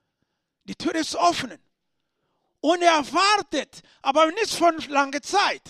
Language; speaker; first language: German; non-native, learner; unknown